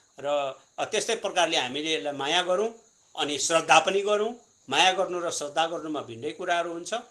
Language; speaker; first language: Nepali; native; Nepali